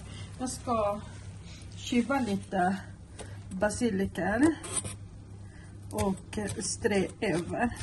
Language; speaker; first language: Swedish; non-native, fluent; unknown